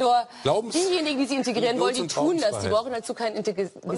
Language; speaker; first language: German; native; German